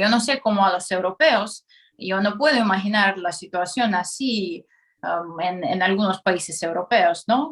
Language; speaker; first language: Spanish; non-native, fluent; Russian